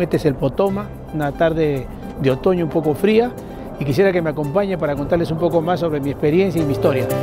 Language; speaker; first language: Spanish; native; Spanish